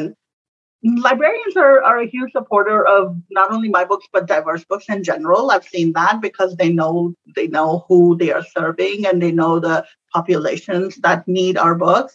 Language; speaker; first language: English; non-native, local second language; Urdu